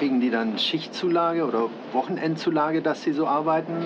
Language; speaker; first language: German; native; German